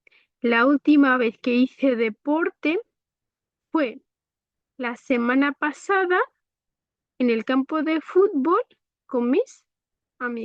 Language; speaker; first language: Spanish; non-native, fluent; Bangla